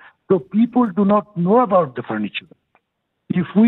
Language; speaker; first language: English; non-native, local second language; Bangla